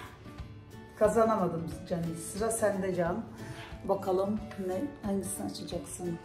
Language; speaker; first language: Turkish; early bilingual, heritage; Turkish